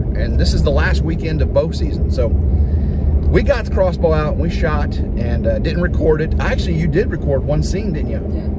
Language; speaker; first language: English; native; English